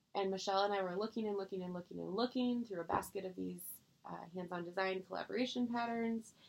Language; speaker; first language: English; native; English